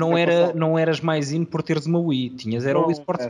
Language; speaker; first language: Portuguese; native; Portuguese